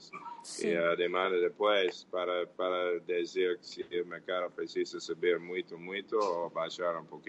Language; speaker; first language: Portuguese; non-native, fluent; English